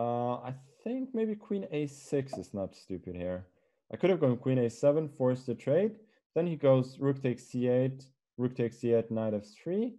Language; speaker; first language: English; non-native, fluent; Norwegian